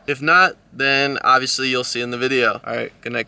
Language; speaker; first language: English; native; English